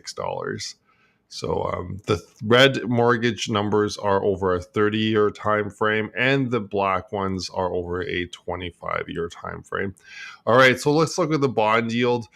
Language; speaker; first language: English; native; English